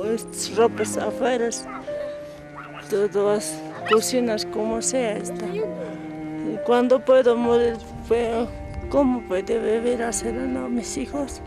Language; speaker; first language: Spanish; non-native, local second language; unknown